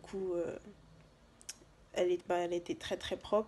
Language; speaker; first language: French; native; French